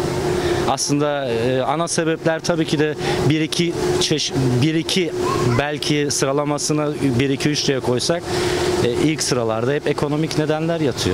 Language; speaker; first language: Turkish; native; Turkish